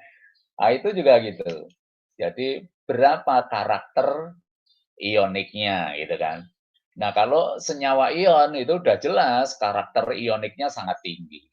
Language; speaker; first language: Indonesian; native; Indonesian